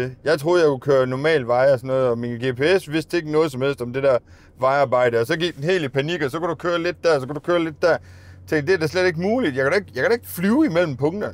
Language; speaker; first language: Danish; native; Danish